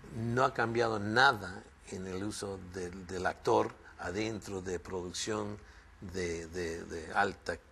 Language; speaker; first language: Spanish; early bilingual, other home language; English